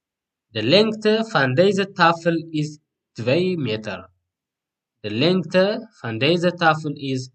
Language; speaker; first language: Dutch; non-native, learner; Tigrinya